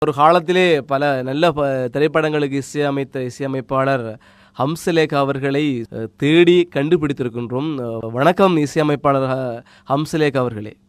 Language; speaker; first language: Tamil; native; Tamil